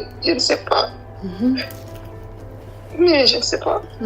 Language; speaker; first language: French; non-native, learner; Arabic